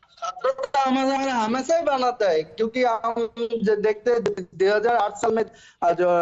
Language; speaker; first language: Hindi; non-native, learner; Bangla